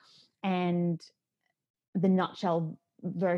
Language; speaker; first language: English; native; English